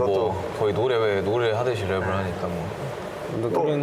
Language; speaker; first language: Korean; native; Korean